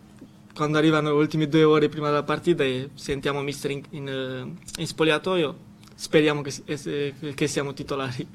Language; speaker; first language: Italian; non-native, learner; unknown